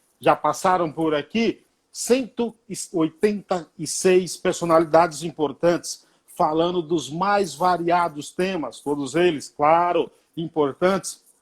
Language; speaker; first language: Portuguese; native; Portuguese